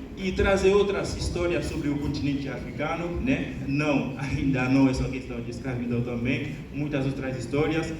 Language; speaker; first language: Portuguese; non-native, fluent; Haitian Creole